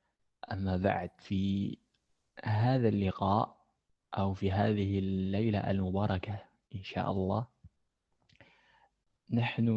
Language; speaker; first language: Arabic; non-native, fluent; Indonesian